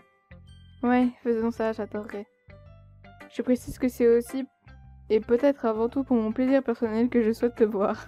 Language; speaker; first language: French; native; French